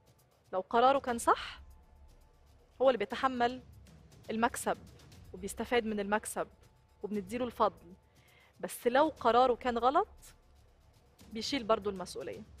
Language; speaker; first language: Arabic; native; Arabic